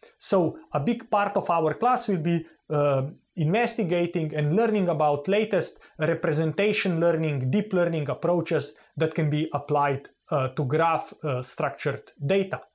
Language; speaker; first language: English; non-native, fluent; Slovenian